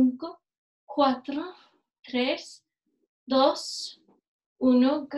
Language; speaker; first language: Spanish; non-native, learner; English